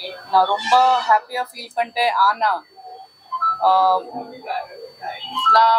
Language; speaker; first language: Tamil; non-native, fluent; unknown